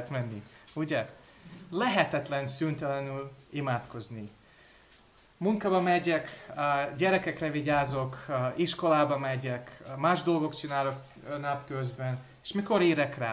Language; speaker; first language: Hungarian; non-native, learner; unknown